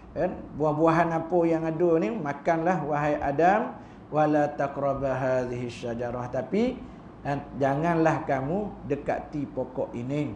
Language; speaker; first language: Malay; native; Malay